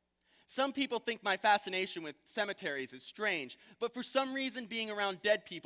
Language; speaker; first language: English; native; English